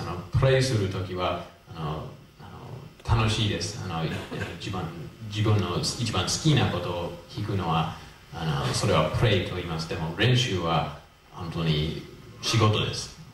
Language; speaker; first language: Japanese; non-native, fluent; English